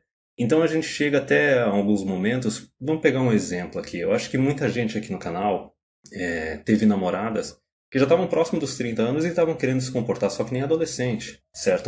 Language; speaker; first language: Portuguese; native; Portuguese